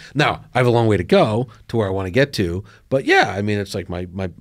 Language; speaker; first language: English; native; English